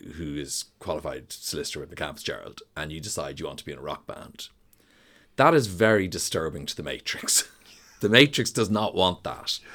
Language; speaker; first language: English; native; English